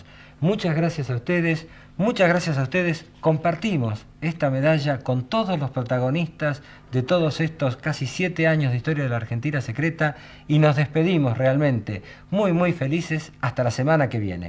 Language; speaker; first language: Spanish; native; Spanish